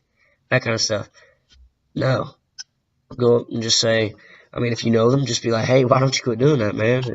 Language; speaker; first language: English; native; English